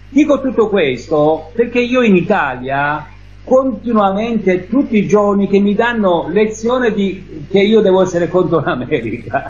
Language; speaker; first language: Italian; non-native, fluent; Persian